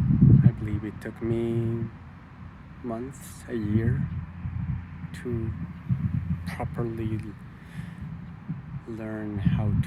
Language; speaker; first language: English; non-native, fluent; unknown